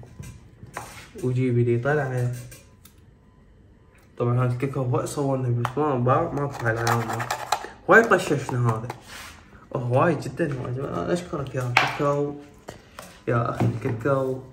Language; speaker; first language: Arabic; native; Arabic